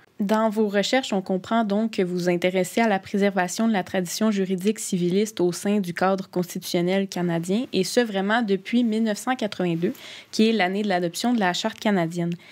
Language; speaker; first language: French; native; French